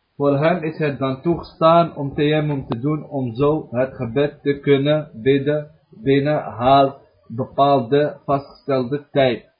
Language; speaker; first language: Dutch; early bilingual, other home language; Arabic